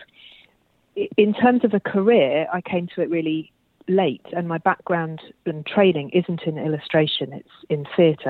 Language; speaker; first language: English; native; English